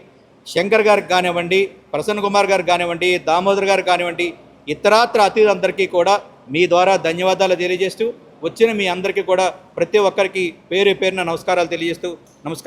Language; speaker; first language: Telugu; native; Telugu